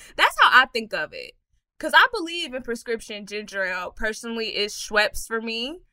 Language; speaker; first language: English; native; English